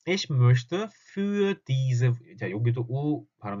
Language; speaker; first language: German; non-native, fluent; Korean